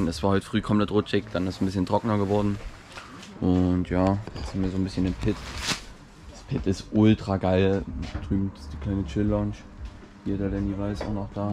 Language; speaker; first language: German; native; German